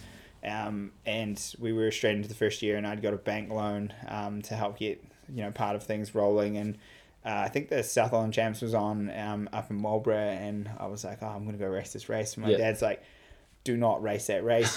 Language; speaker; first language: English; native; English